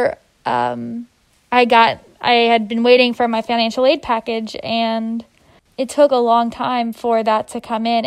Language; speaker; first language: English; native; English